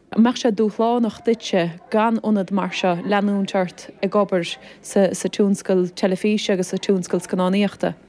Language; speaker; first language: Irish; native; Irish